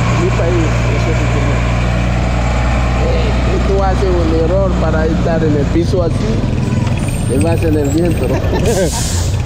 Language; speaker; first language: Spanish; non-native, learner; Haitian Creole